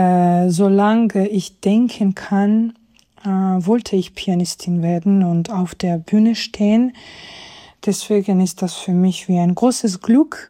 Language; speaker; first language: German; non-native, fluent; Georgian